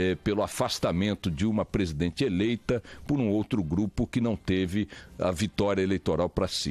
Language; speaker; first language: Portuguese; native; Portuguese